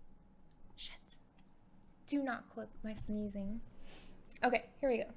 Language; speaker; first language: English; native; English